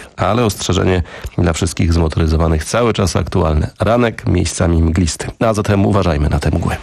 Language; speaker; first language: Polish; native; Polish